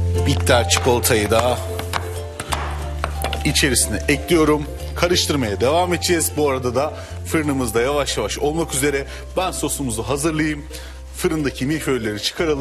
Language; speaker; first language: Turkish; native; Turkish